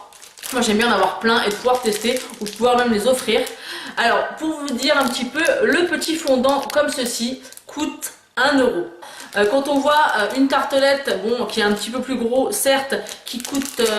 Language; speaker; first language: French; native; French